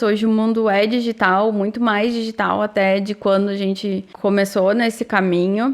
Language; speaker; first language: Portuguese; native; Portuguese